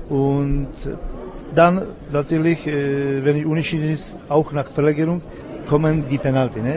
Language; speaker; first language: German; non-native, learner; Czech